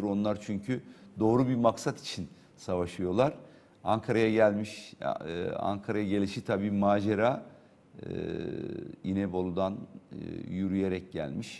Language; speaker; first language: Turkish; native; Turkish